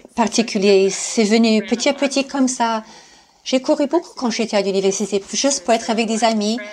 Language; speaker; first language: French; non-native, fluent; English